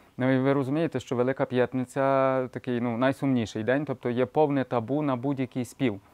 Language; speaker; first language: Ukrainian; native; Ukrainian